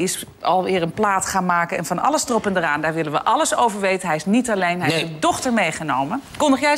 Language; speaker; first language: Dutch; native; Dutch